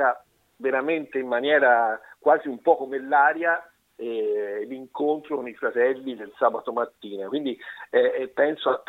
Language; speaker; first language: Italian; native; Italian